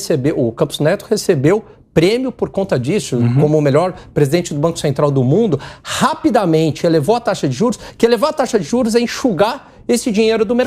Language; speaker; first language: Portuguese; native; Portuguese